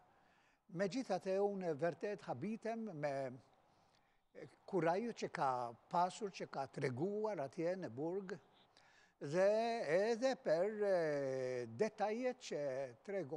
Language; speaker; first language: Albanian; non-native, fluent; Maltese